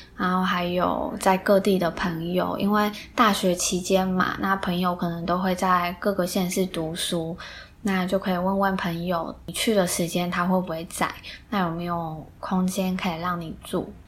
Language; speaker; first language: Chinese; native; Chinese